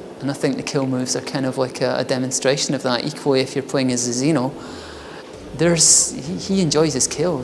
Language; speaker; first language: English; native; English